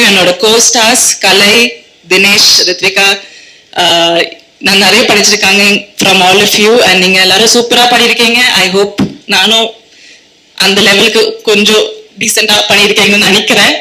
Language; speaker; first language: Tamil; non-native, learner; Malayalam